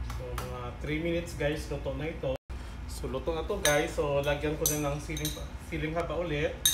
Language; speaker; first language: Filipino; non-native, local second language; Hiligaynon